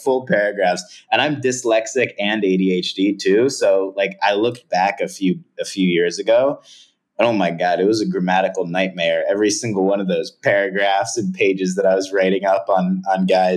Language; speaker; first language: English; native; English